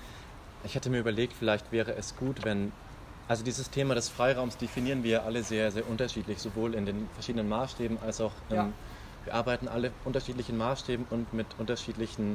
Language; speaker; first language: German; native; German